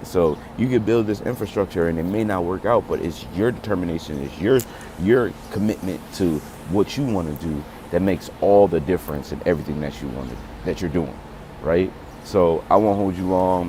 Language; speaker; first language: English; native; English